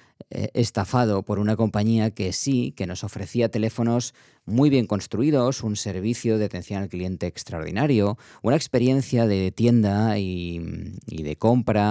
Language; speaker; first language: Spanish; native; Spanish